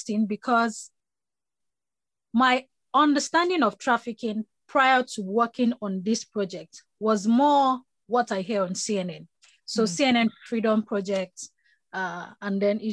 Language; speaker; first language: English; non-native, local second language; Yoruba